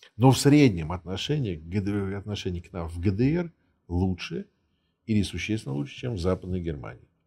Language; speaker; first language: Russian; early bilingual, heritage; Russian